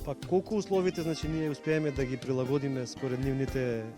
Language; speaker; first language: Macedonian; native; Macedonian